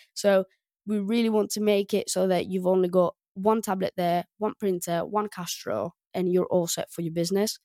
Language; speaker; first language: English; non-native, fluent; Greek